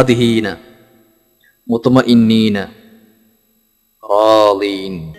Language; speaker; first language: Arabic; non-native, fluent; Malayalam